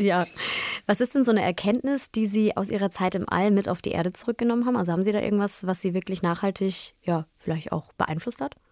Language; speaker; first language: German; native; German